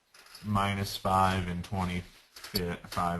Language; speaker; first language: English; native; English